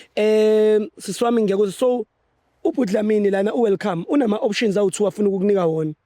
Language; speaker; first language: Zulu; native; Zulu